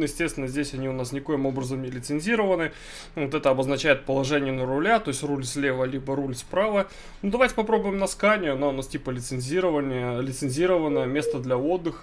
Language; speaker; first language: Russian; native; Russian